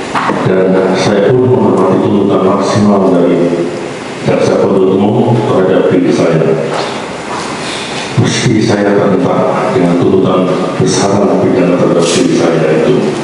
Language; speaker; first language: Indonesian; non-native, local second language; Javanese